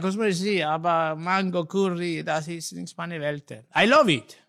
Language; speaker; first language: German; non-native, learner; Italian